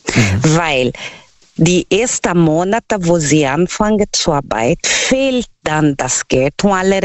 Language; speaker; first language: German; non-native, learner; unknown